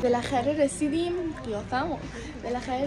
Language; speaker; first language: Persian; native; Persian